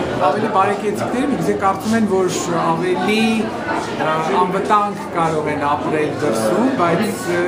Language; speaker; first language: Armenian; native; Armenian